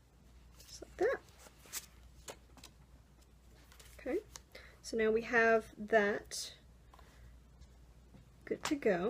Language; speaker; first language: English; native; English